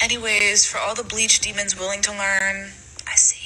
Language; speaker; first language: English; native; English